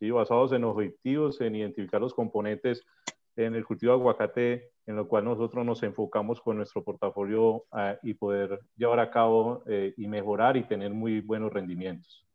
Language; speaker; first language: Spanish; native; Spanish